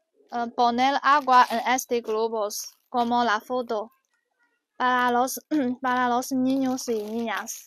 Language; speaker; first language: Spanish; non-native, learner; Chinese